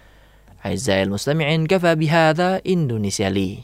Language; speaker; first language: Arabic; non-native, local second language; Indonesian